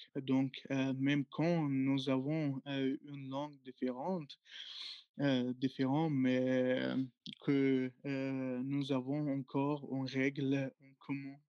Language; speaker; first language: French; non-native, learner; Arabic